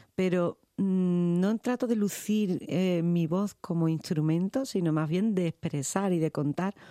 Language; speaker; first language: Spanish; native; Spanish